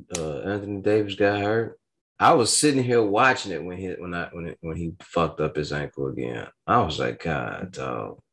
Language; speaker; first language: English; native; English